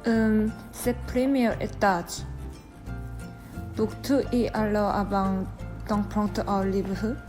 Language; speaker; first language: French; non-native, learner; Korean